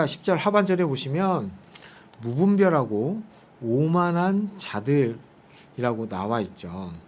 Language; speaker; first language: Korean; native; Korean